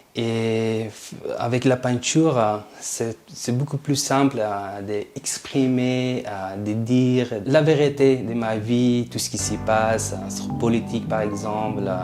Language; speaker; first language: French; non-native, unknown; Persian